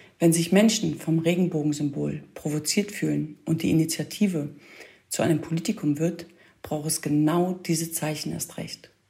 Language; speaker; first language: German; early bilingual, other home language; Kurdish